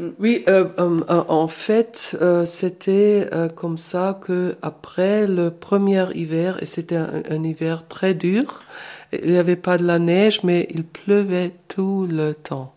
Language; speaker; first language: French; non-native, fluent; German